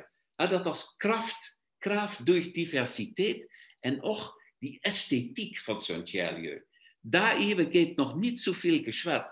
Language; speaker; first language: German; non-native, fluent; Luxembourgish